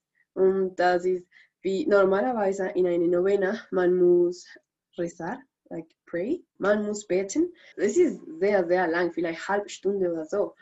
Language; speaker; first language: German; non-native, learner; Spanish